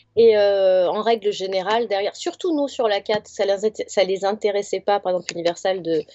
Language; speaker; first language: French; native; French